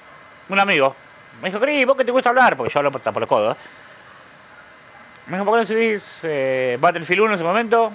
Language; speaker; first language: Spanish; native; Spanish